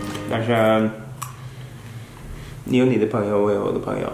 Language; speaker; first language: Chinese; non-native, learner; Norwegian